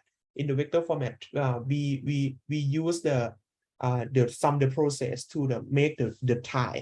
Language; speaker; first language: English; non-native, learner; Thai